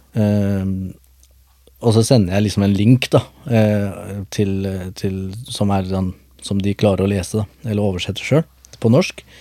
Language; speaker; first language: Norwegian; early bilingual, other home language; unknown